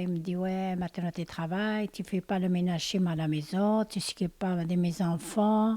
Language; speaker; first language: French; non-native, learner; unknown